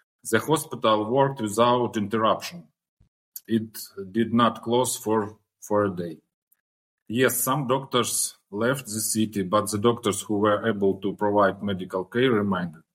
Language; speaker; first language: English; non-native, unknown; Ukrainian